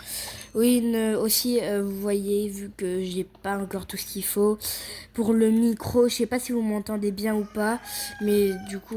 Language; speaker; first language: French; native; French